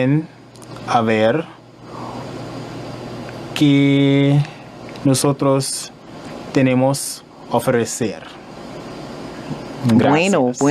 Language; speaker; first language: Spanish; non-native, learner; English